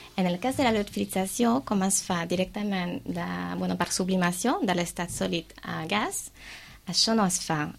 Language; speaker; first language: Catalan; non-native, fluent; French